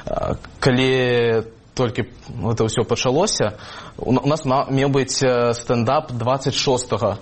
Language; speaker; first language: Ukrainian; non-native, fluent; Russian